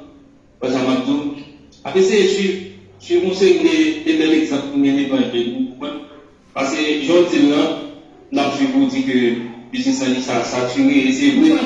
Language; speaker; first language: French; non-native, local second language; Haitian Creole